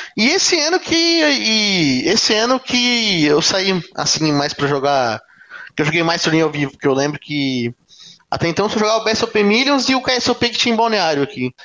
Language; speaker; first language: Portuguese; native; Portuguese